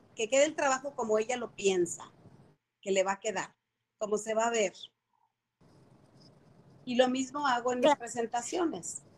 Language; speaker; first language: Spanish; native; Spanish